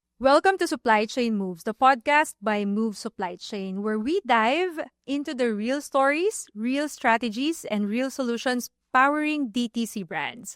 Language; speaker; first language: English; non-native, local second language; Filipino